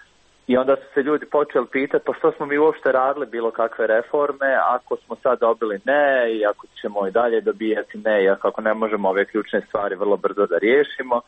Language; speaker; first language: Croatian; native; Croatian